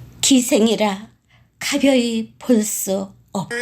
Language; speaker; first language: Korean; native; Korean